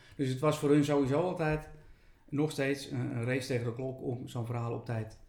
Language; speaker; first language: Dutch; native; Dutch